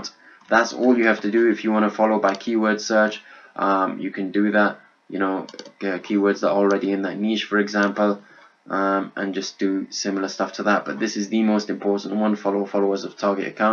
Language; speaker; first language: English; native; English